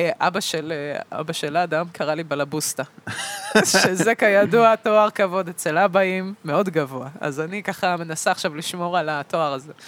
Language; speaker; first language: Hebrew; early bilingual, other home language; Russian